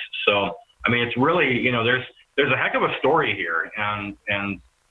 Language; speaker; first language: English; native; English